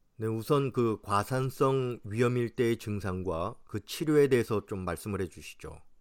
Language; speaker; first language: Korean; native; Korean